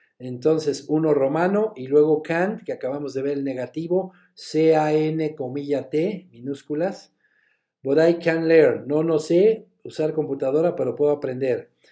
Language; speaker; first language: Spanish; native; Spanish